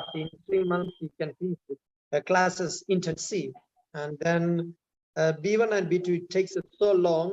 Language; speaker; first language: English; non-native, local second language; Malayalam